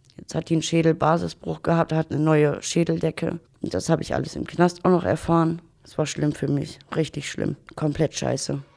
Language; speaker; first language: German; native; German